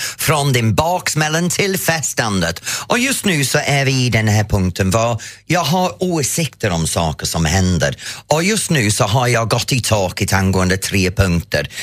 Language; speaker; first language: Swedish; non-native, fluent; English